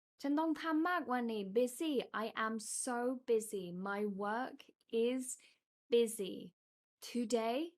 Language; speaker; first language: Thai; non-native, fluent; English